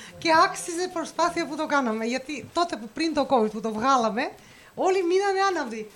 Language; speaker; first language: Greek; non-native, fluent; Russian